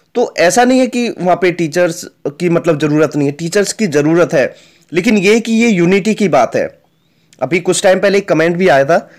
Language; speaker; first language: Hindi; native; Hindi